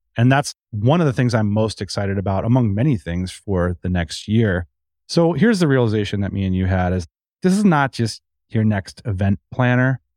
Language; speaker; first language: English; native; English